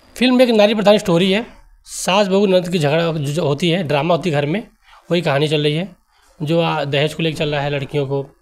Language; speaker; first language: Hindi; native; Hindi